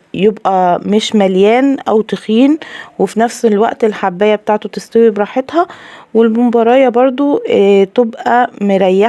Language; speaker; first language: Arabic; native; Arabic